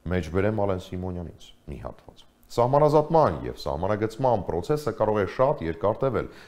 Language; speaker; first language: Armenian; native; Armenian